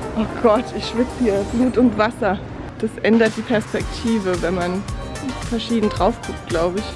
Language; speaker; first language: German; native; German